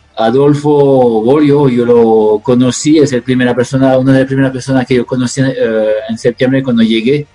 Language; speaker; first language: Spanish; non-native, fluent; French